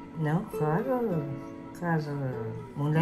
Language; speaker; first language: Portuguese; non-native, local second language; Japanese